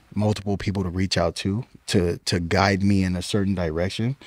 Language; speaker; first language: English; native; English